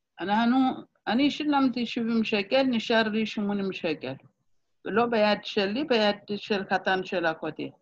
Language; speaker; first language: Hebrew; non-native, fluent; Amharic